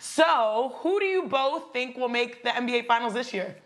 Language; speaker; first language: English; native; English